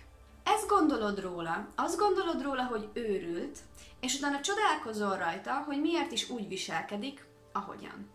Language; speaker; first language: Hungarian; native; Hungarian